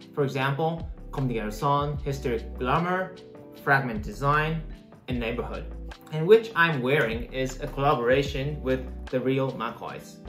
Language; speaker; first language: English; non-native, fluent; Japanese